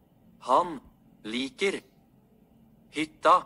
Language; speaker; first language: Norwegian; non-native, learner; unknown